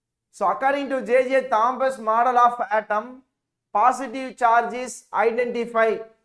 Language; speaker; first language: English; non-native, local second language; Tamil